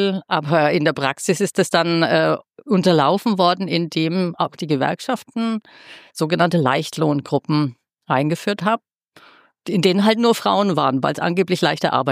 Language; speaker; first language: German; native; German